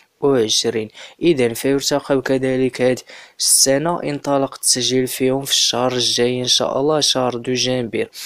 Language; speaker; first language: Arabic; native; Arabic